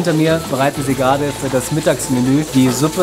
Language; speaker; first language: German; native; German